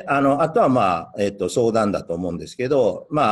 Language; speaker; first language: Japanese; native; Japanese